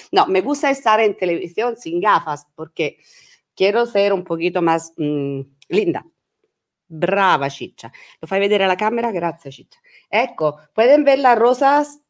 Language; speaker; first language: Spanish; non-native, learner; Italian